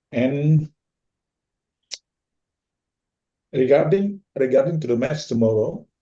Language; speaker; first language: English; non-native, fluent; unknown